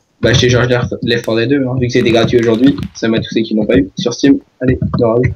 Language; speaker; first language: French; native; French